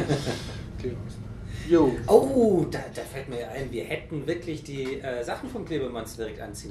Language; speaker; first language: German; native; German